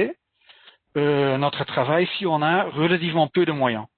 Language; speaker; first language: French; non-native, fluent; Dutch